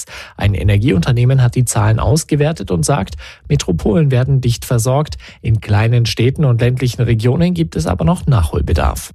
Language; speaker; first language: German; native; German